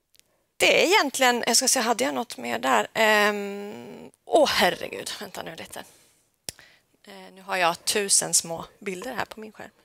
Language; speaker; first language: Swedish; native; Swedish